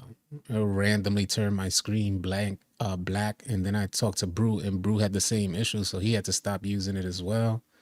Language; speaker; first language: English; native; English